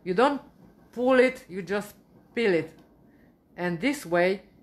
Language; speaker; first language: English; non-native, fluent; Romanian